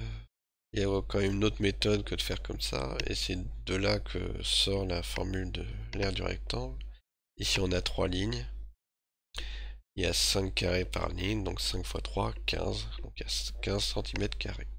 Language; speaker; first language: French; native; French